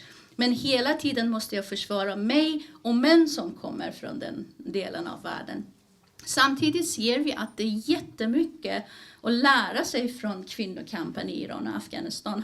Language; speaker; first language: Swedish; early bilingual, other home language; Persian